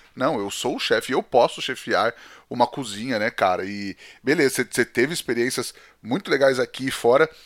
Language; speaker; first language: Portuguese; native; Portuguese